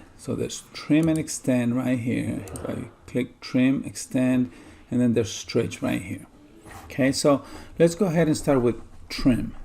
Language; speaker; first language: English; native; English